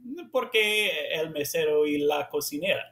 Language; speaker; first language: Spanish; non-native, learner; English